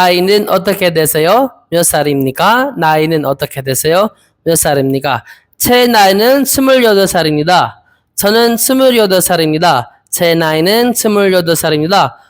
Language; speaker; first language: Korean; non-native, learner; Filipino